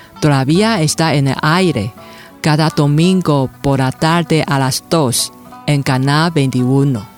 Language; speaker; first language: Spanish; non-native, fluent; Chinese